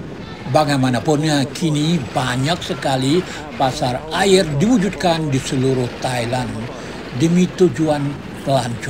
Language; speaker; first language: Malay; native; Malay